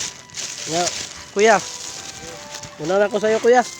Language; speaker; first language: Filipino; non-native, local second language; Cebuano